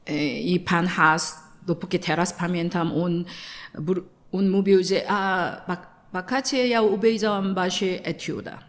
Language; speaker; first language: Polish; non-native, learner; Korean